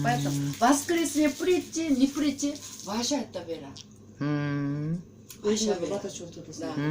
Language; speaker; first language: Russian; non-native, learner; Korean